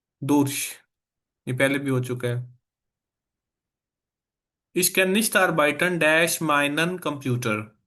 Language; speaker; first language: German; non-native, fluent; Urdu